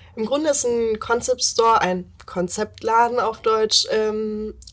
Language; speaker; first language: German; native; German